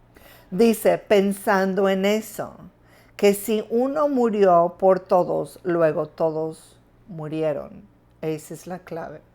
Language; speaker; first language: Spanish; non-native, fluent; English